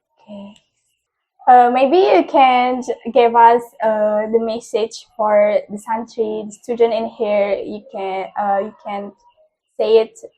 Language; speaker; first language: English; non-native, local second language; Indonesian